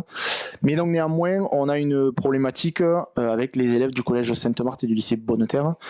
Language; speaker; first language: French; native; French